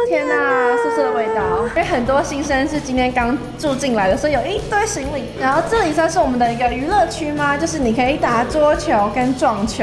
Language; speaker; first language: Chinese; native; Chinese